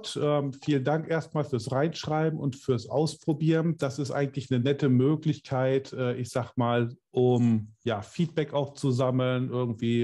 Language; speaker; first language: German; native; German